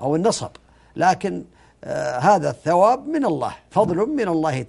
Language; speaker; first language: Arabic; native; Arabic